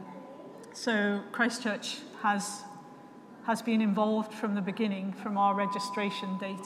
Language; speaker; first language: English; native; English